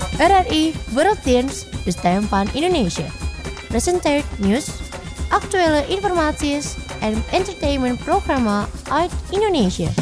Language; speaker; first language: Dutch; non-native, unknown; Indonesian